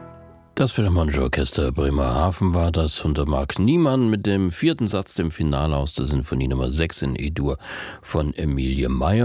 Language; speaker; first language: German; native; German